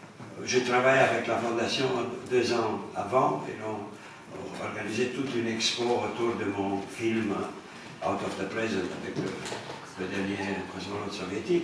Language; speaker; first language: French; non-native, fluent; Romanian